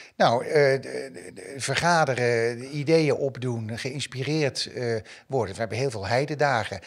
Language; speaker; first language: Dutch; native; Dutch